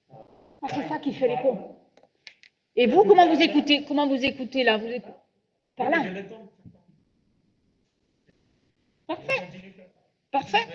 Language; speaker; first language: French; native; French